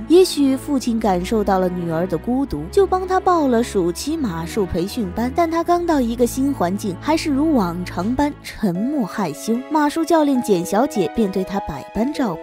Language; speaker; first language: Chinese; native; Chinese